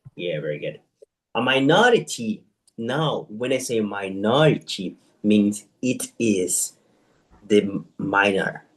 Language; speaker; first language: English; non-native, fluent; Portuguese